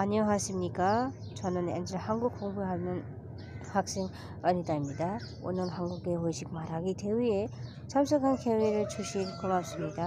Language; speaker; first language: Korean; non-native, learner; Nepali